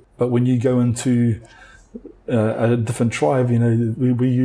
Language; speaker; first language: English; native; English